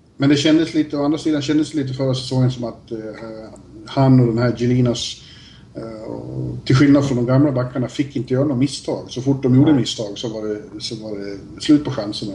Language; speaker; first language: Swedish; native; Swedish